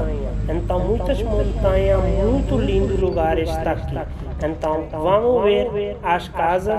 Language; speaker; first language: Portuguese; non-native, learner; Hindi